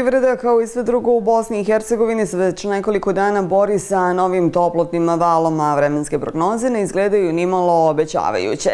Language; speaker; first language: Bosnian; native; Bosnian